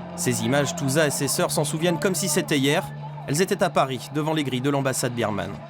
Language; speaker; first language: French; native; French